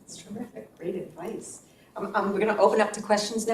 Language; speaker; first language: English; native; English